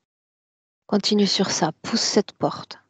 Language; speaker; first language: French; native; French